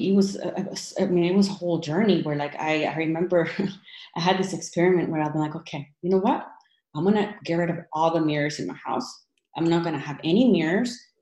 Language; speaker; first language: English; early bilingual, other home language; Spanish